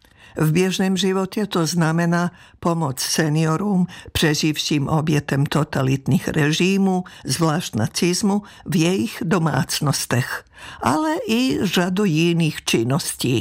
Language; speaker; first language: Czech; non-native, fluent; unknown